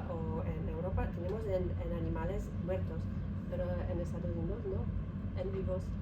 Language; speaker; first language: Spanish; non-native, learner; Polish